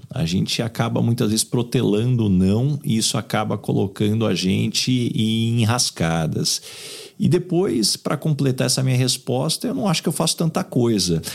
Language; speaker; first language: Portuguese; native; Portuguese